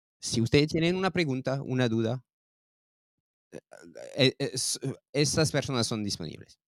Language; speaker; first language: Spanish; non-native, learner; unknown